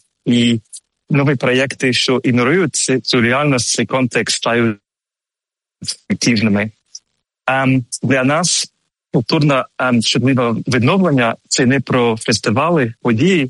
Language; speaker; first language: Ukrainian; non-native, learner; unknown